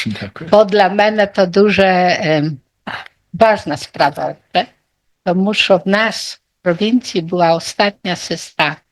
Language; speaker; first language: Polish; non-native, local second language; Ukrainian